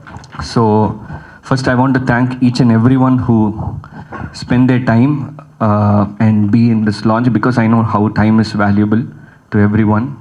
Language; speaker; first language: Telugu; early bilingual, heritage; Telugu